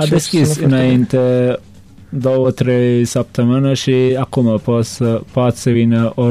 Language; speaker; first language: Romanian; non-native, learner; Turkmen